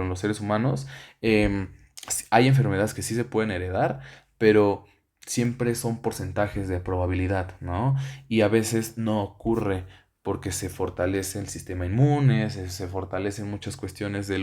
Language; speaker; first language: Spanish; native; Spanish